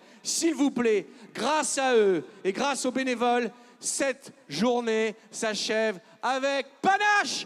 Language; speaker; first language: French; native; French